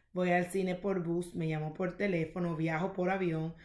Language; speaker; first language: Spanish; non-native, learner; English